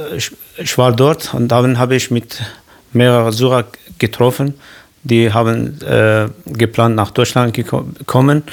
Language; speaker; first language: German; non-native, learner; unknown